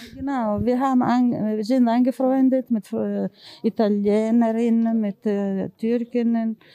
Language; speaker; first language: German; non-native, learner; Greek